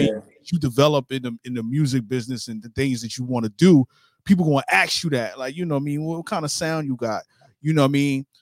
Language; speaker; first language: English; native; English